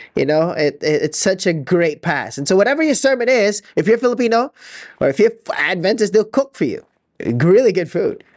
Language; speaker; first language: English; non-native, local second language; Filipino